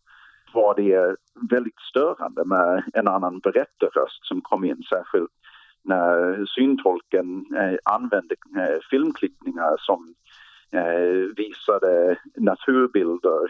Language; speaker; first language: Swedish; non-native, fluent; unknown